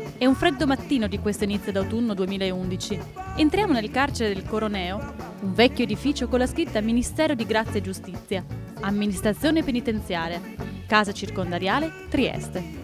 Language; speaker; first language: Italian; native; Italian